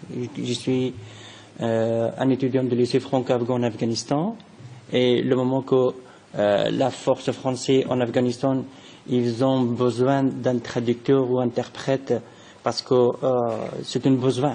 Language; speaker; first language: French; non-native, fluent; Persian